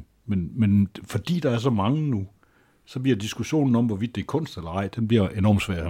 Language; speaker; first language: Danish; native; Danish